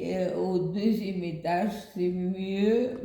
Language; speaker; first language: French; non-native, fluent; Bulgarian